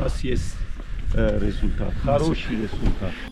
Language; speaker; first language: Russian; non-native, learner; Persian